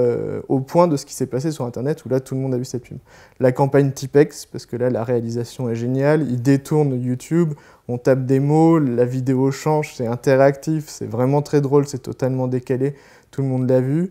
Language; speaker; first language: French; native; French